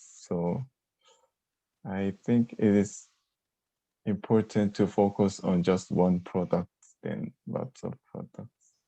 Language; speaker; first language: English; non-native, learner; Korean